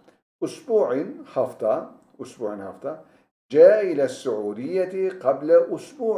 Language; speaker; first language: Arabic; non-native, fluent; Turkish